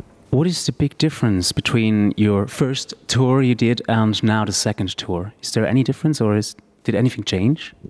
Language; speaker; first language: English; non-native, fluent; German